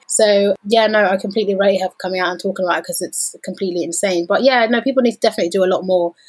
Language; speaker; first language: English; early bilingual, other home language; Danish